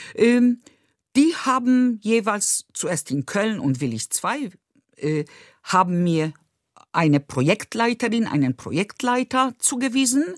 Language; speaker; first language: German; non-native, fluent; Polish